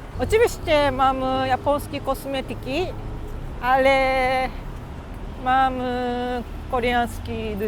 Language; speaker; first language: Polish; non-native, learner; Japanese